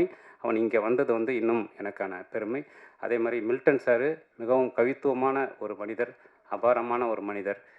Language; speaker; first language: Tamil; native; Tamil